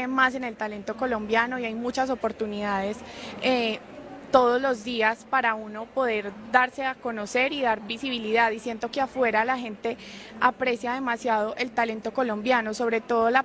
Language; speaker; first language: Spanish; native; Spanish